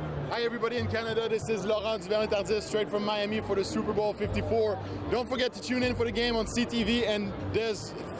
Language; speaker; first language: English; non-native, fluent; French